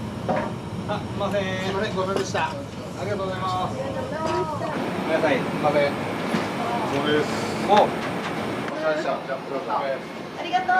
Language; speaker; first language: Japanese; native; Japanese